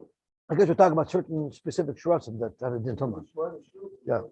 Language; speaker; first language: English; native; English